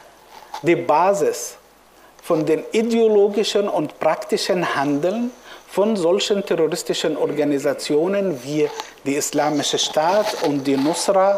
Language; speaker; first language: German; non-native, fluent; Arabic